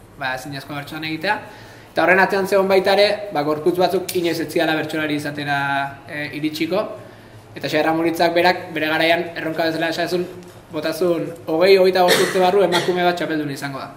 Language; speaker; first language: Basque; native; Basque